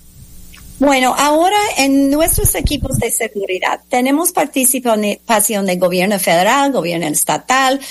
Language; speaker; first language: Spanish; non-native, fluent; English